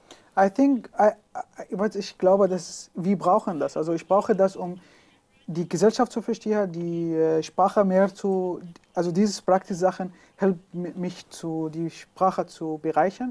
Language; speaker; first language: German; non-native, learner; Arabic